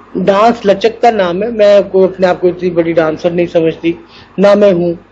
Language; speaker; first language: Urdu; non-native, local second language; Punjabi